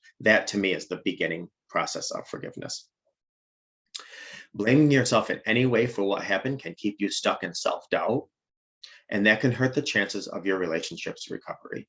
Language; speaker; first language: English; native; English